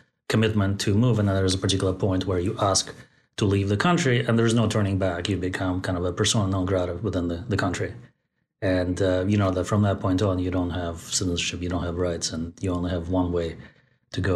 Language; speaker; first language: English; non-native, fluent; Russian